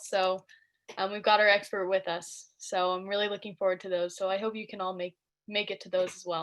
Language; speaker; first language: English; native; English